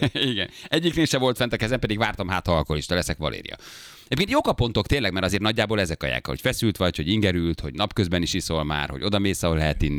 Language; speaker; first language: Hungarian; native; Hungarian